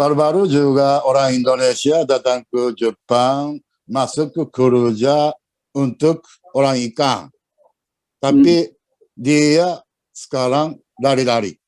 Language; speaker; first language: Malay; non-native, learner; Japanese